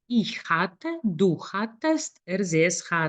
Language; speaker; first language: German; non-native, fluent; Lithuanian